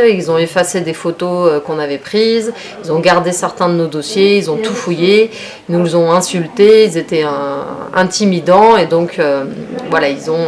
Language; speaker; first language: French; native; French